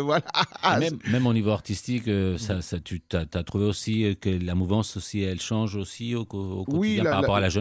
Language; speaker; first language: French; native; French